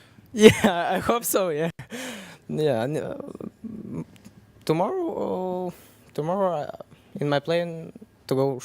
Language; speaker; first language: English; non-native, learner; Russian